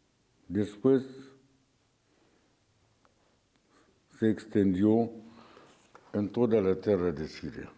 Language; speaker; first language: Spanish; non-native, fluent; Arabic